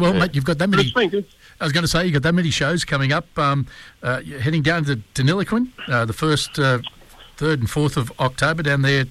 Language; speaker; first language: English; native; English